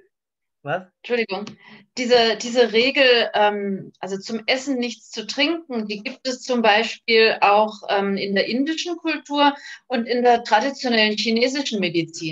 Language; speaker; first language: German; native; German